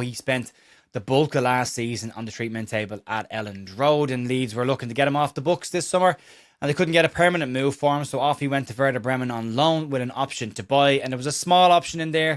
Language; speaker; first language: English; native; English